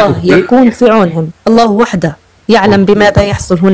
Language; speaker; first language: Arabic; native; Arabic